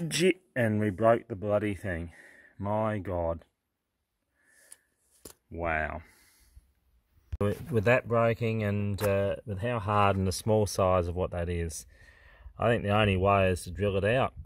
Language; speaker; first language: English; native; English